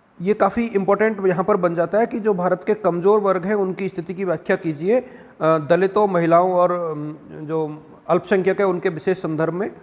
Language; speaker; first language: Hindi; native; Hindi